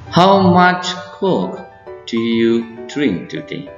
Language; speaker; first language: English; non-native, fluent; Indonesian